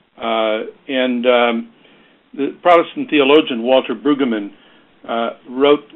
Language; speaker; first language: English; native; English